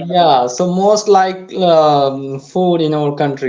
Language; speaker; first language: English; non-native, learner; Urdu